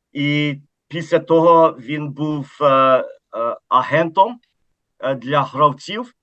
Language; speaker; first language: Ukrainian; early bilingual, heritage; Ukrainian